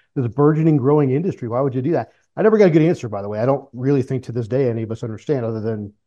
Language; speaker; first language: English; native; English